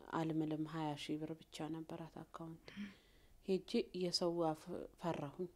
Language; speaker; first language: Amharic; native; Amharic